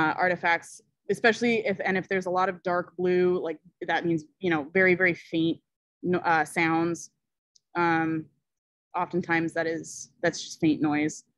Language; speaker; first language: English; native; English